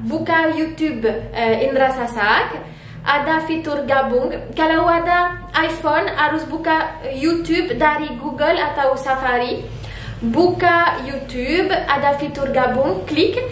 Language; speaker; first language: Indonesian; non-native, learner; French